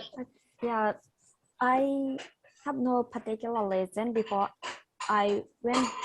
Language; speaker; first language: English; non-native, fluent; Japanese